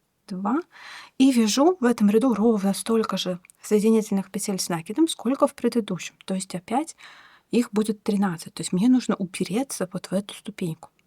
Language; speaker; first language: Russian; native; Russian